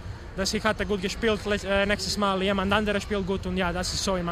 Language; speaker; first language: German; non-native, fluent; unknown